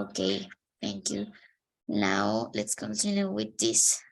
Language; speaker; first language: English; non-native, fluent; Spanish